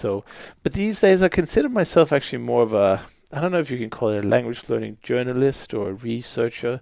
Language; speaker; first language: English; non-native, fluent; Danish